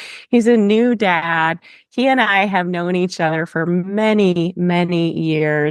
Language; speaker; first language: English; native; English